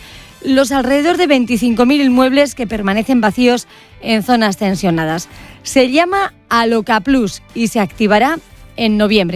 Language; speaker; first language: Spanish; native; Spanish